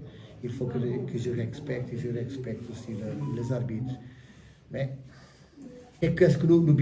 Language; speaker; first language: French; non-native, learner; Portuguese